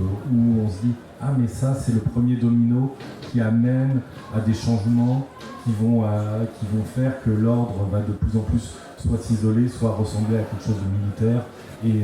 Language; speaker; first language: French; native; French